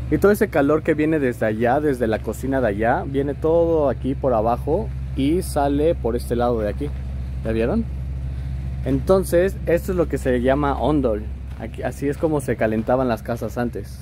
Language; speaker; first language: Spanish; native; Spanish